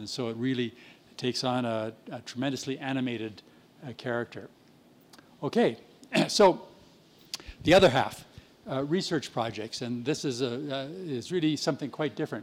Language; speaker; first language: English; native; English